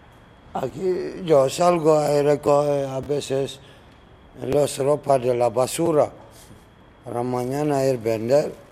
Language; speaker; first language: Spanish; non-native, learner; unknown